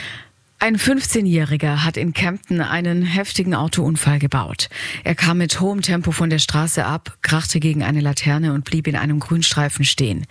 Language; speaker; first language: German; native; German